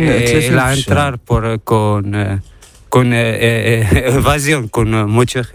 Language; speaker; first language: Spanish; non-native, learner; Arabic